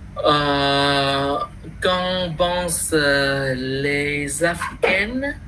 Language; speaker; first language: French; non-native, fluent; Vietnamese